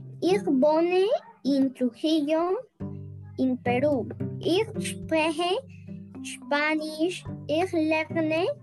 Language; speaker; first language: German; non-native, learner; Spanish